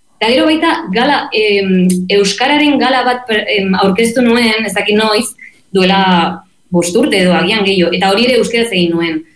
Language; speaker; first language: Basque; non-native, local second language; Spanish